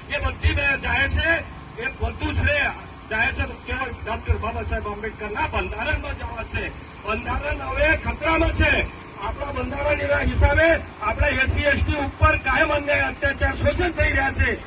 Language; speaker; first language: Gujarati; non-native, local second language; Marathi